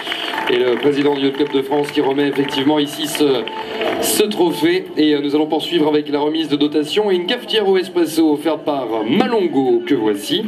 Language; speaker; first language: French; native; French